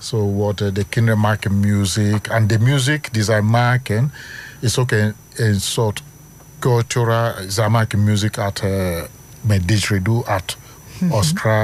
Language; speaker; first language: Dutch; non-native, learner; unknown